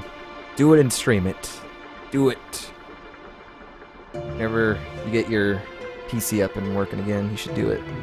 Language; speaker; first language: English; native; English